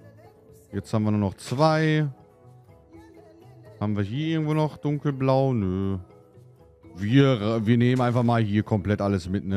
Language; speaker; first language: German; native; German